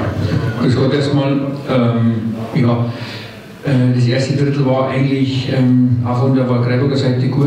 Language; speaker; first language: German; native; German